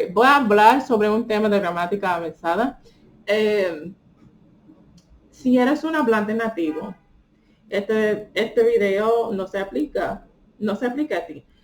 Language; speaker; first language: Spanish; early bilingual, heritage; Spanish